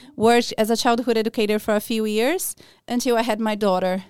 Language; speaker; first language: English; non-native, fluent; Portuguese